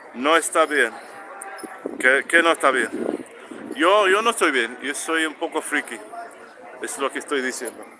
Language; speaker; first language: Spanish; non-native, fluent; English